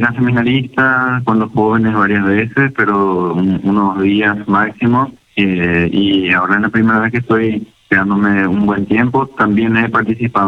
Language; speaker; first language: Spanish; native; Spanish